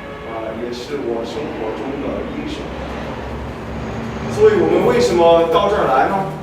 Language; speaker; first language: Chinese; non-native, fluent; English